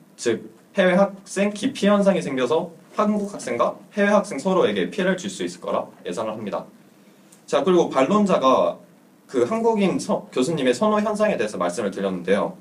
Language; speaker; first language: Korean; native; Korean